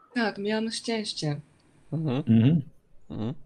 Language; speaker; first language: Polish; non-native, fluent; Japanese